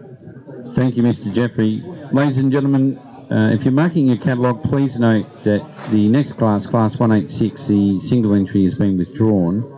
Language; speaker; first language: English; native; English